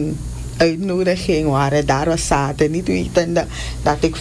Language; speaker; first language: Dutch; non-native, local second language; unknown